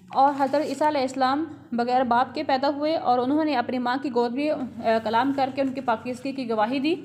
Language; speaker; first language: Urdu; non-native, local second language; Punjabi